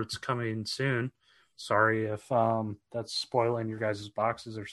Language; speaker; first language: English; native; English